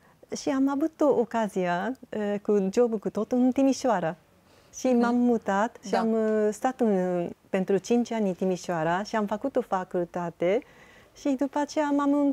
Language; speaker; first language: Romanian; non-native, fluent; Japanese